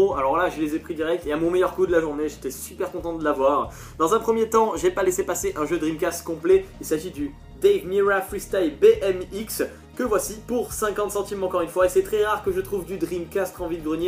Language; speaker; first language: French; native; French